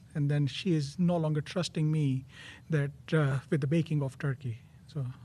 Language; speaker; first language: English; non-native, local second language; Gujarati